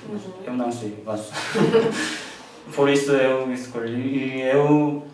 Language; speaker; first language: Portuguese; non-native, learner; Korean